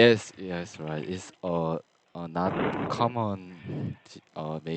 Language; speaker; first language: English; non-native, learner; Korean